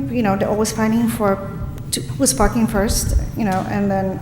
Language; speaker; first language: English; non-native, fluent; Polish